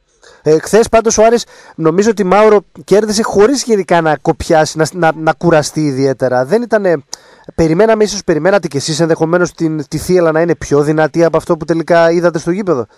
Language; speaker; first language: Greek; native; Greek